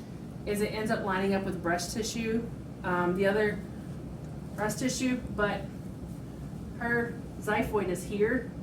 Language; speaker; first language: English; native; English